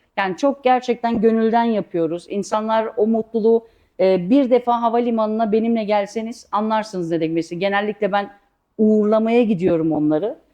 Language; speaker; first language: Turkish; early bilingual, heritage; Turkish